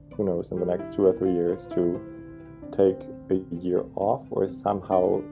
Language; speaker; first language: English; non-native, fluent; German